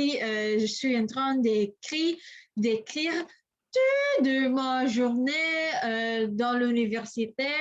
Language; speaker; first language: French; non-native, learner; English